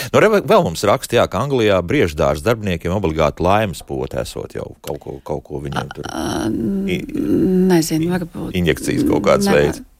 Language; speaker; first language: Latvian; native; Latvian